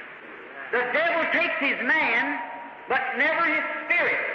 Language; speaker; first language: English; native; English